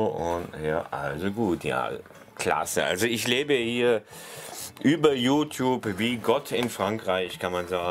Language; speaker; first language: German; native; German